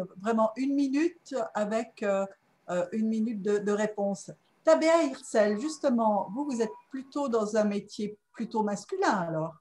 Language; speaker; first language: French; native; French